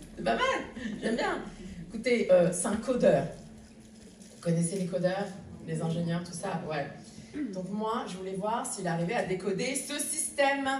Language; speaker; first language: French; native; French